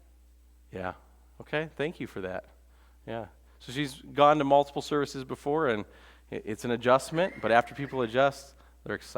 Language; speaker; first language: English; native; English